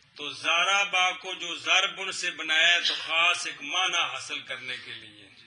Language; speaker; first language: Urdu; non-native, local second language; Punjabi